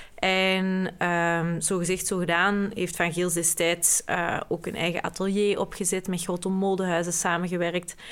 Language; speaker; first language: Dutch; native; Dutch